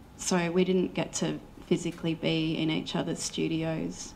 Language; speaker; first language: English; native; English